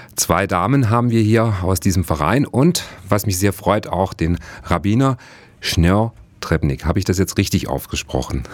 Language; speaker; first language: German; native; German